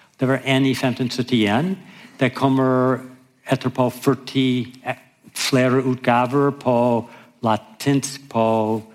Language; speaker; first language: Norwegian; non-native, fluent; English